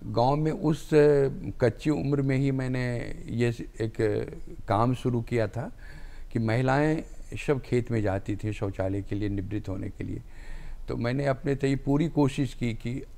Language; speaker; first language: Hindi; native; Hindi